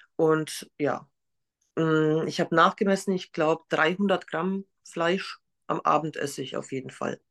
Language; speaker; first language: German; non-native, fluent; Polish